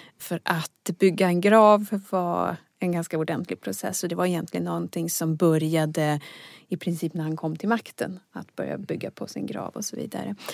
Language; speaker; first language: Swedish; native; Swedish